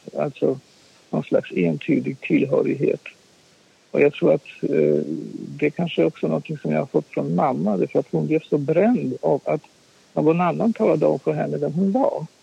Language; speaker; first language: Swedish; non-native, fluent; Polish